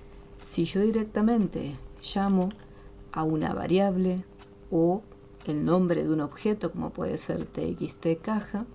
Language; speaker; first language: Spanish; native; Spanish